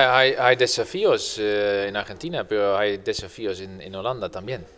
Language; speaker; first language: Spanish; non-native, learner; Dutch